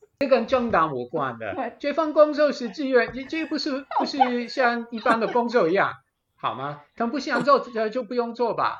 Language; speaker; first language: Chinese; non-native, fluent; English